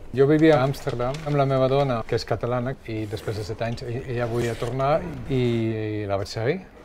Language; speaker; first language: Catalan; non-native, fluent; Dutch